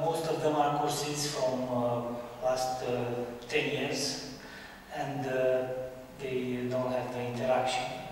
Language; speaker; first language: English; non-native, fluent; Romanian